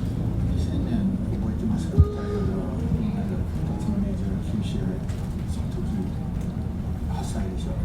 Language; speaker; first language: Japanese; non-native, fluent; English